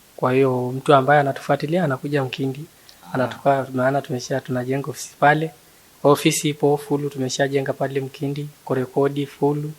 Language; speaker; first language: Swahili; non-native, local second language; Masai